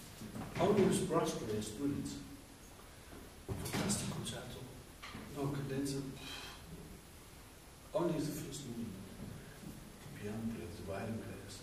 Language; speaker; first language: English; non-native, learner; German